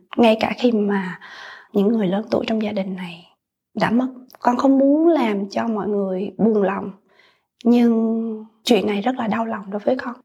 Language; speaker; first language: Vietnamese; native; Vietnamese